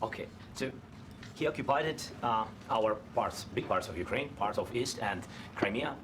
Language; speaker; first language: English; non-native, learner; Russian